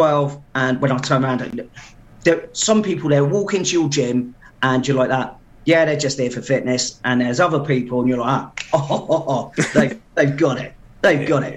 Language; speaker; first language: English; native; English